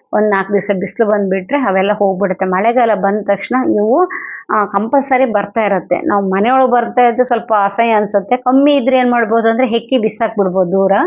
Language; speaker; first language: Kannada; non-native, local second language; Telugu